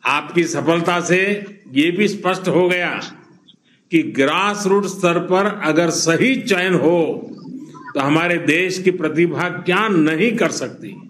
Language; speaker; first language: Hindi; non-native, local second language; Gujarati